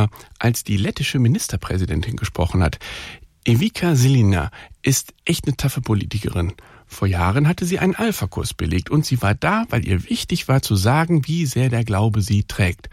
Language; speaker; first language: German; native; German